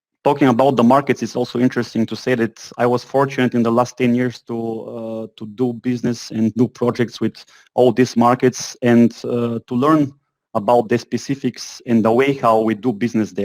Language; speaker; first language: English; non-native, fluent; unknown